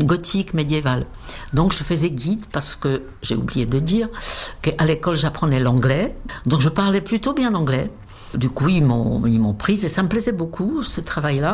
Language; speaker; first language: French; non-native, fluent; Czech